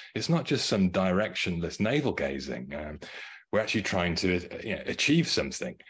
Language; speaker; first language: English; native; English